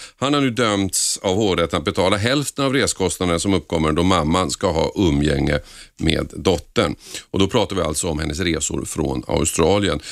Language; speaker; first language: Swedish; native; Swedish